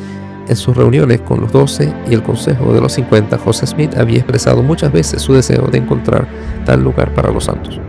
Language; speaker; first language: Spanish; native; Spanish